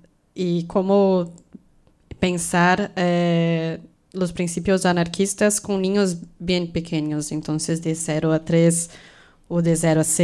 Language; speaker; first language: Spanish; non-native, fluent; Portuguese